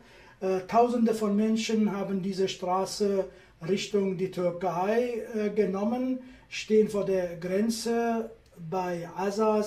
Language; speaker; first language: German; non-native, fluent; Kurdish